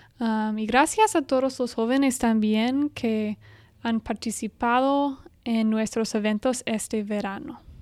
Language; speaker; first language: Spanish; non-native, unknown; English